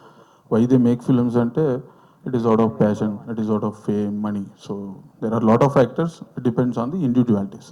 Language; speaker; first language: Telugu; native; Telugu